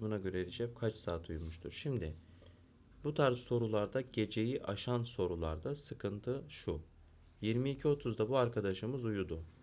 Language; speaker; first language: Turkish; native; Turkish